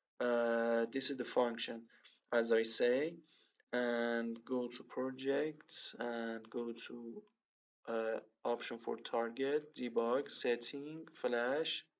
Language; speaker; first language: English; non-native, learner; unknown